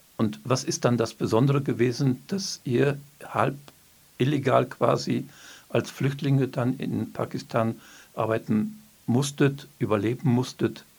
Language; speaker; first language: German; native; German